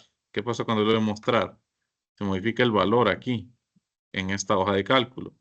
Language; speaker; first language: Spanish; native; Spanish